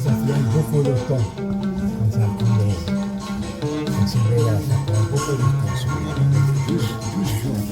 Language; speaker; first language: French; non-native, learner; Arabic